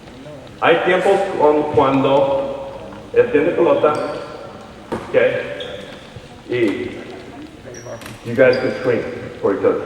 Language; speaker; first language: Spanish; early bilingual, heritage; Spanish